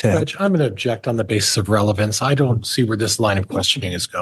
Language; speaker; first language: English; native; English